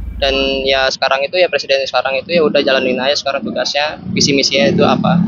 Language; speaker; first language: Indonesian; native; Indonesian